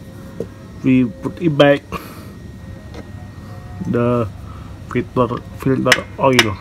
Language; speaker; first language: English; non-native, learner; Indonesian